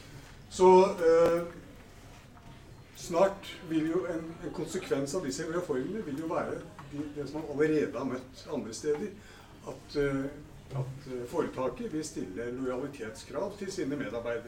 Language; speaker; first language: Norwegian; native; Norwegian